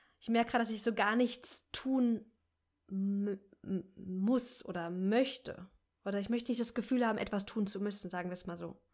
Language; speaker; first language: German; native; German